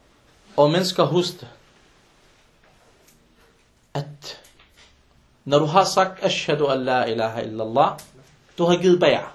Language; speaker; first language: Danish; early bilingual, other home language; Arabic